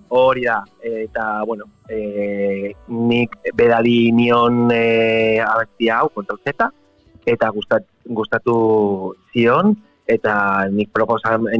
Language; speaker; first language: Basque; non-native, local second language; Spanish